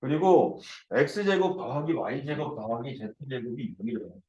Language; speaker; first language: Korean; native; Korean